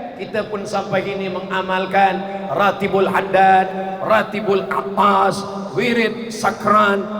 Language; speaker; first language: Malay; native; Malay